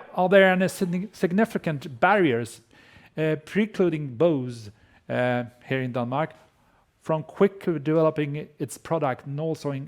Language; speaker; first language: English; non-native, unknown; Swedish